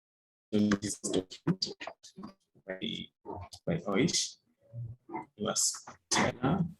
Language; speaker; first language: German; non-native, fluent; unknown